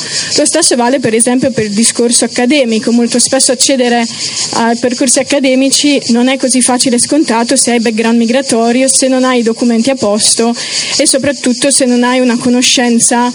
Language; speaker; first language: Italian; early bilingual, other home language; Romanian